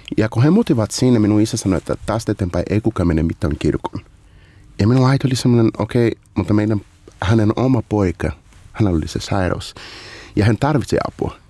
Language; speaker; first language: Finnish; non-native, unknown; Portuguese